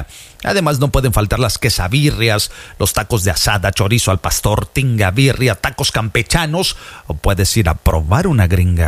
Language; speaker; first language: Spanish; native; Spanish